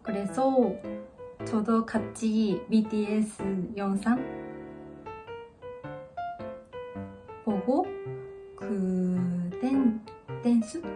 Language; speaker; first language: Korean; non-native, learner; Japanese